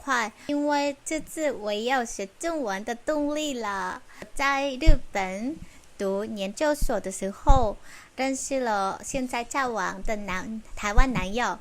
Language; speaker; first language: Chinese; non-native, fluent; Vietnamese